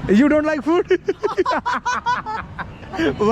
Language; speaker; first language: English; non-native, learner; Hindi